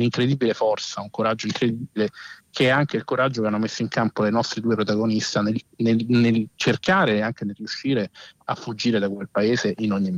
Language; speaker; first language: Italian; native; Italian